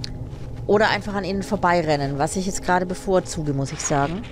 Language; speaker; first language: German; native; German